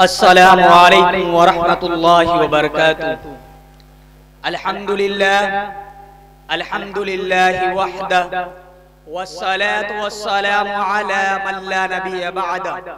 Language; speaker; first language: Arabic; non-native, learner; Urdu